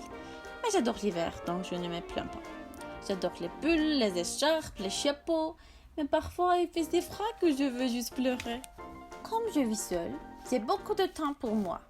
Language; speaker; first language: French; non-native, learner; Turkish